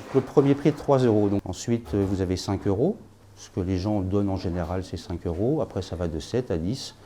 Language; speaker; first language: French; native; French